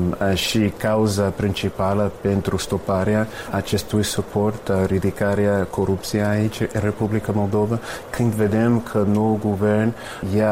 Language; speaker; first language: Romanian; non-native, fluent; English